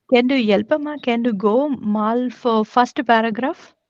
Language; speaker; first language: Danish; non-native, learner; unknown